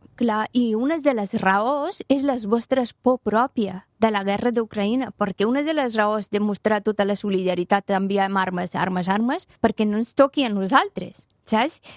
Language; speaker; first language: Catalan; non-native, fluent; Persian